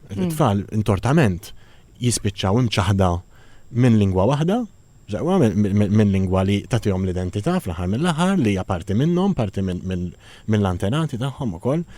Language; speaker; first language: Maltese; native; Maltese